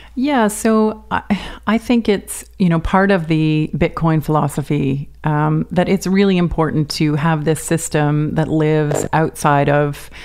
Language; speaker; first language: English; native; English